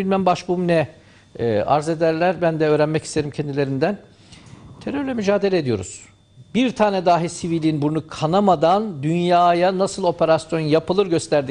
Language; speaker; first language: Turkish; native; Turkish